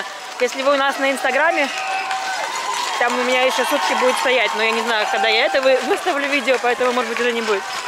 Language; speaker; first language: Russian; native; Russian